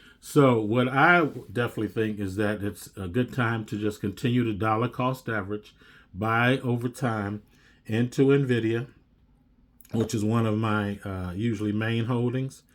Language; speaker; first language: English; native; English